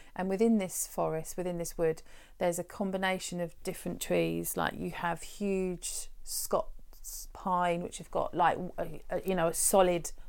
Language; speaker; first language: English; native; English